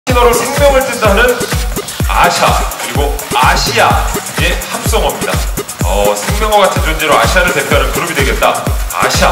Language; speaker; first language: Korean; native; Korean